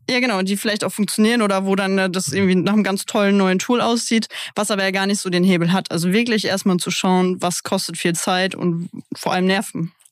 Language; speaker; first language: German; native; German